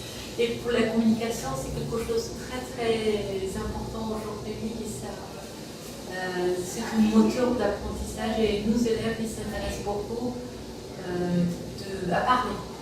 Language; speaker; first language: French; non-native, fluent; Persian